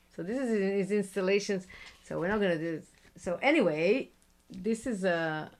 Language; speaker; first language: English; non-native, fluent; Hebrew